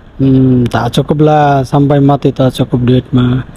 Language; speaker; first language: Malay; non-native, learner; Bangla